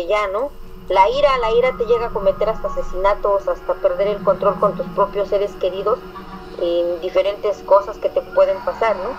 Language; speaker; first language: Spanish; native; Spanish